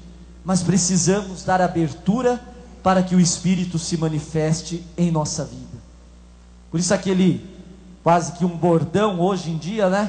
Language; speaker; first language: Portuguese; native; Portuguese